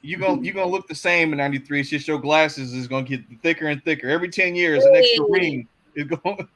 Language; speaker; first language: English; native; English